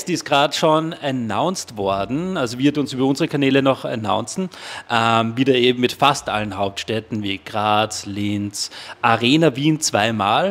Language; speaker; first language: German; native; German